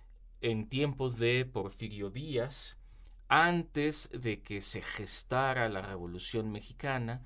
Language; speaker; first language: Spanish; native; Spanish